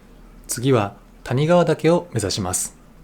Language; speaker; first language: Japanese; native; Japanese